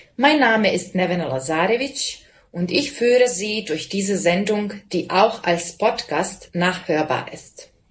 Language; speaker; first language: German; non-native, fluent; Serbian